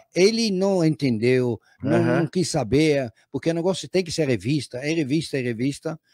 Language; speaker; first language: Portuguese; non-native, fluent; Dutch